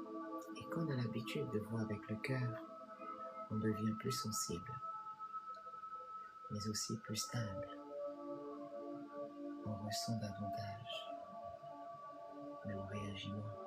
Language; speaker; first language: French; native; French